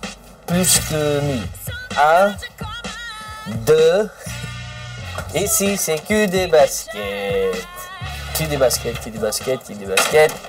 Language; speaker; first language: French; non-native, learner; English